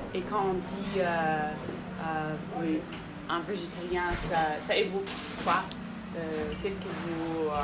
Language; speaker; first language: French; non-native, fluent; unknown